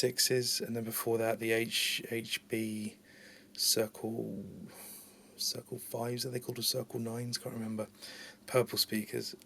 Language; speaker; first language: English; native; English